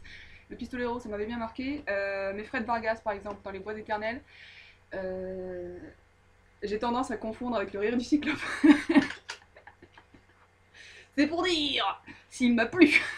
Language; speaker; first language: French; native; French